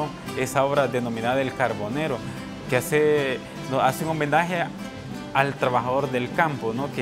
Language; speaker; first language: Spanish; native; Spanish